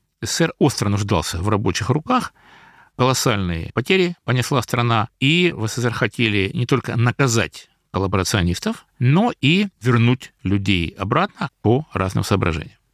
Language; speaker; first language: Russian; native; Russian